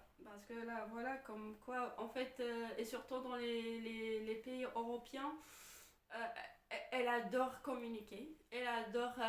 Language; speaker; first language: French; non-native, fluent; Arabic